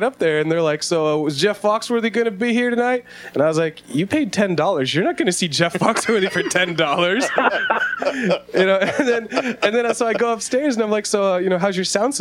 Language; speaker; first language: English; native; English